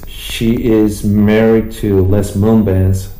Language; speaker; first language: English; early bilingual, other home language; Japanese